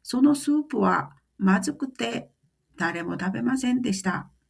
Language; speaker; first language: Japanese; non-native, fluent; Korean